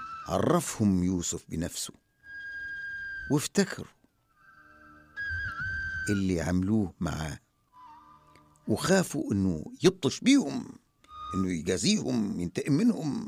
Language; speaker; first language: Arabic; native; Arabic